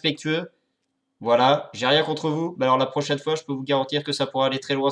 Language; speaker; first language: French; native; French